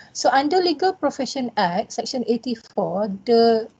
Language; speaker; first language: English; non-native, local second language; Malay